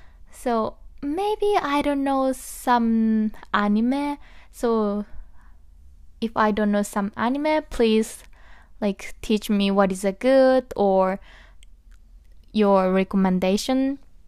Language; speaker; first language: English; non-native, learner; Japanese